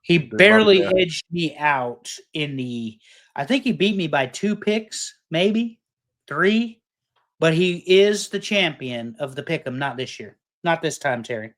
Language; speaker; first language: English; native; English